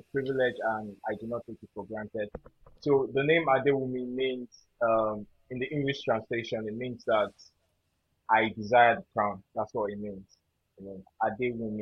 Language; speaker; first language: English; non-native, local second language; Yoruba